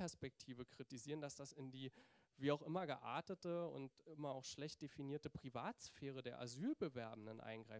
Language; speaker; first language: German; native; German